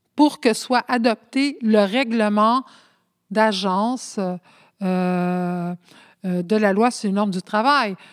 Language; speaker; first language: French; early bilingual, other home language; Spanish